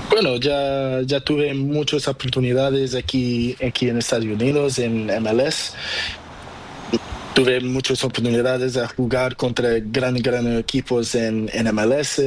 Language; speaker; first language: Spanish; non-native, learner; Portuguese